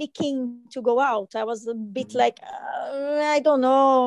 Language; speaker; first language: English; non-native, fluent; Portuguese